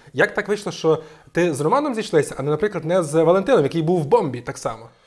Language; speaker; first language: Ukrainian; native; Ukrainian